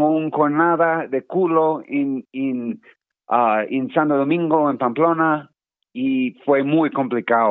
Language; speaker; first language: Spanish; non-native, learner; English